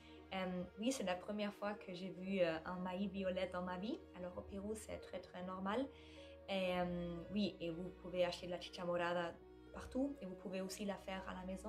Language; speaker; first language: French; non-native, fluent; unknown